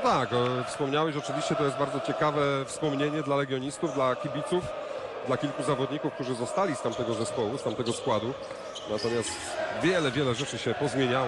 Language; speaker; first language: Polish; native; Polish